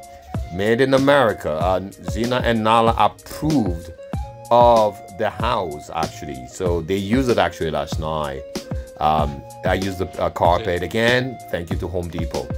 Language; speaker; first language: English; non-native, fluent; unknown